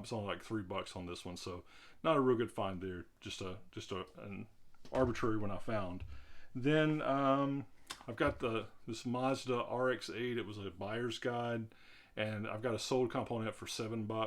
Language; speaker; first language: English; native; English